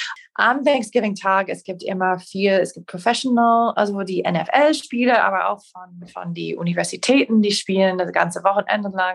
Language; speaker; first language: German; non-native, fluent; English